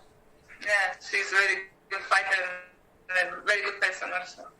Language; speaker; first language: English; non-native, learner; Greek